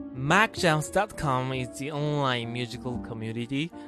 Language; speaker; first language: English; non-native, fluent; Japanese